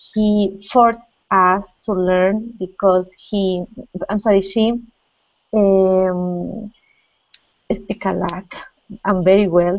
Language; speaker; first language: English; non-native, learner; Spanish